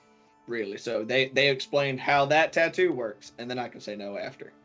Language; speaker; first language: English; native; English